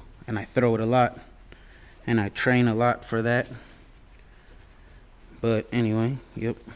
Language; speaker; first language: English; native; English